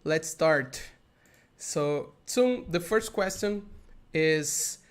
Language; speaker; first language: English; non-native, learner; Portuguese